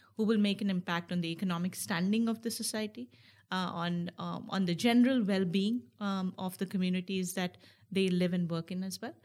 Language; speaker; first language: English; non-native, local second language; Hindi